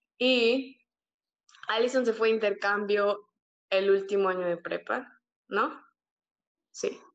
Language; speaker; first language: Spanish; native; Spanish